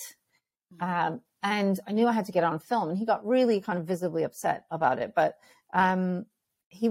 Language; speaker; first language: English; early bilingual, other home language; Ukrainian